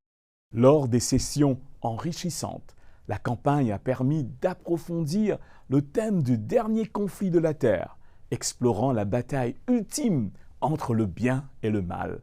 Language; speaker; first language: French; native; French